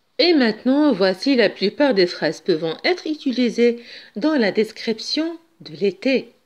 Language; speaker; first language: French; non-native, local second language; Arabic